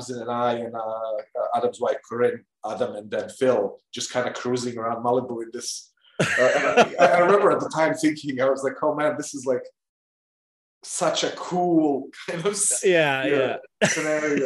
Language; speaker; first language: English; non-native, fluent; Bosnian